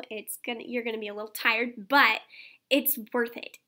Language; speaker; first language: English; native; English